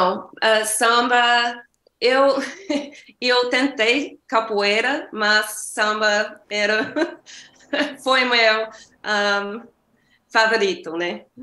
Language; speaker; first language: Portuguese; non-native, learner; English